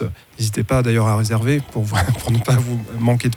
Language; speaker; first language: French; native; French